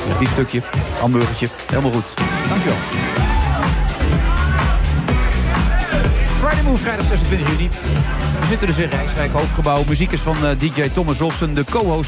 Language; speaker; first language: Dutch; non-native, local second language; Western Frisian